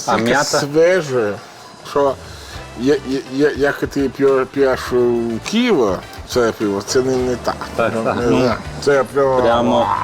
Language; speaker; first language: Ukrainian; non-native, learner; Italian